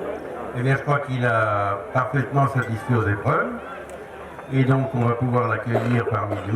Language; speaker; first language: French; native; French